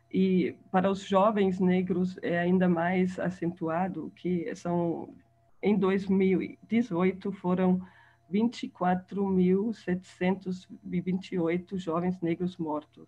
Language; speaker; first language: Portuguese; non-native, fluent; German